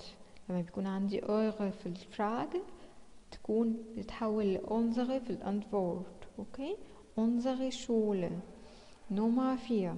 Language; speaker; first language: German; non-native, fluent; Arabic